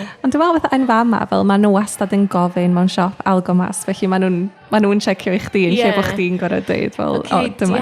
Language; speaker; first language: Welsh; native; Welsh